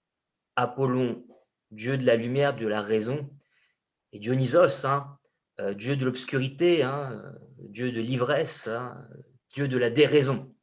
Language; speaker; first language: French; native; French